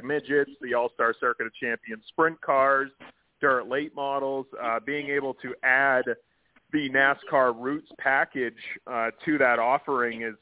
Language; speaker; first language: English; native; English